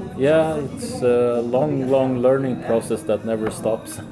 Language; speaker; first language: English; early bilingual, other home language; Swedish